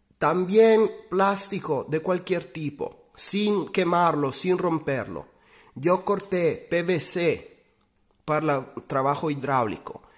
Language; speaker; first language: Spanish; non-native, fluent; Italian